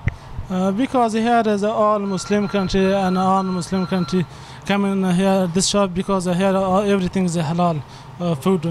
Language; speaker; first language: English; non-native, learner; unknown